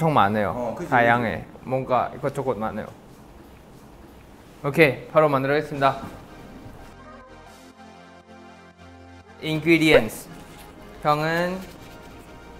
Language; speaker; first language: Korean; non-native, fluent; Thai